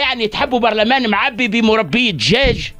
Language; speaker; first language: Arabic; native; Arabic